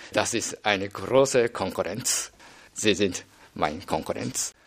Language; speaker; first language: German; non-native, learner; Japanese